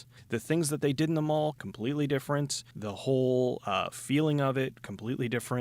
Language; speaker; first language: English; native; English